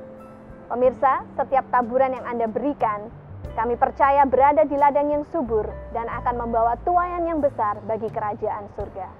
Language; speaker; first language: Indonesian; native; Indonesian